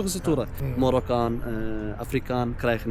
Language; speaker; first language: Dutch; non-native, learner; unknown